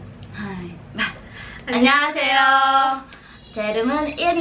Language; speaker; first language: Korean; non-native, learner; Vietnamese